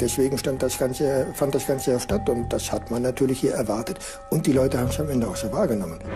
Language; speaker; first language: German; native; German